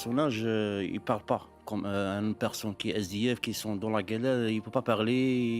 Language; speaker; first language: French; non-native, learner; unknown